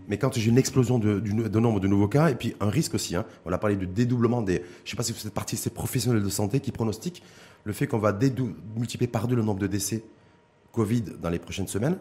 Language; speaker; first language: French; non-native, local second language; Arabic